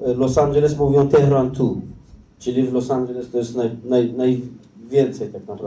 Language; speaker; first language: Polish; non-native, learner; Persian